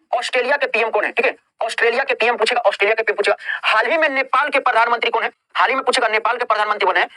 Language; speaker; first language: Hindi; native; Hindi